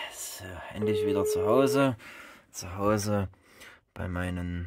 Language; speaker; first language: German; native; German